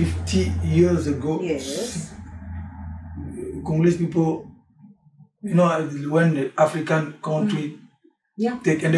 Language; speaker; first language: English; non-native, learner; French